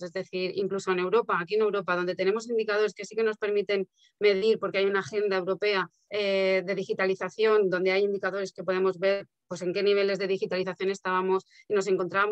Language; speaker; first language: Spanish; native; Spanish